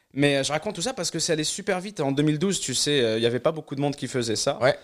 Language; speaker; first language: French; non-native, local second language; Arabic